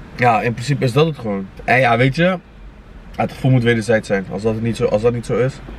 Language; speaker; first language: Dutch; early bilingual, other home language; Kurdish